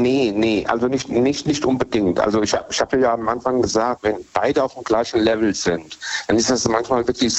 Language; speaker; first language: German; native; German